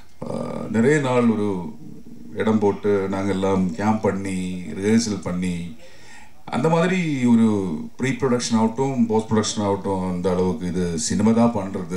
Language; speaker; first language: Tamil; non-native, learner; Malayalam